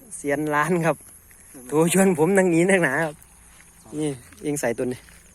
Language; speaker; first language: Thai; native; Thai